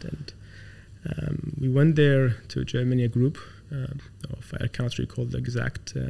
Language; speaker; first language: English; non-native, fluent; Arabic